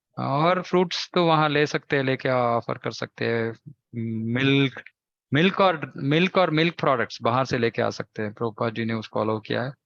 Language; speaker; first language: Hindi; non-native, local second language; Kannada